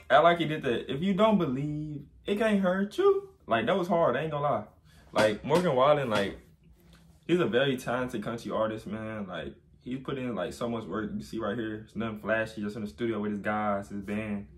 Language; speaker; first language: English; native; English